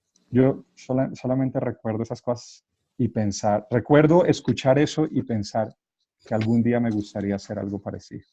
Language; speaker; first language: Spanish; native; Spanish